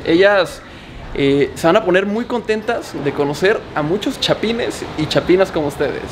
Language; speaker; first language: Spanish; native; Spanish